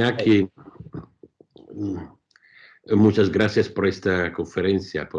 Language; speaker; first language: Spanish; non-native, fluent; Polish